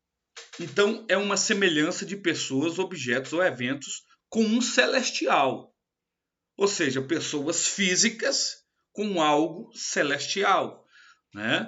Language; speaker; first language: Portuguese; native; Portuguese